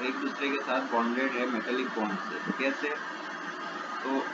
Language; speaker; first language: Hindi; non-native, local second language; Gujarati